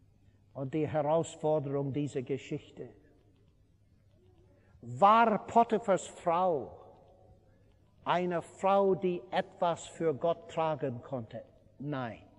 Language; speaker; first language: German; non-native, fluent; English